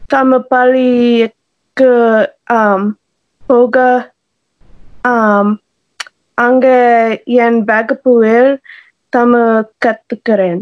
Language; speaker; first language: Tamil; non-native, learner; English